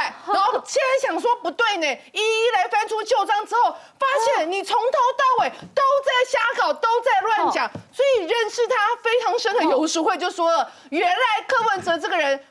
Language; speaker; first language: Chinese; native; Chinese